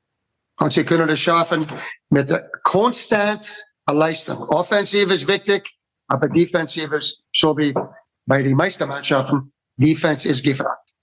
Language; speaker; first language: German; non-native, learner; English